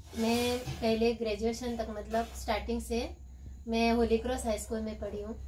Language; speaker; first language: Hindi; non-native, local second language; Konkani